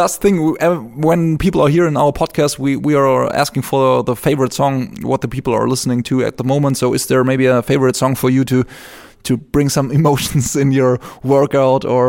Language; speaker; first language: English; non-native, fluent; German